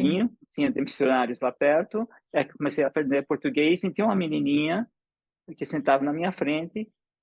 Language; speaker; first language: Portuguese; early bilingual, other home language; English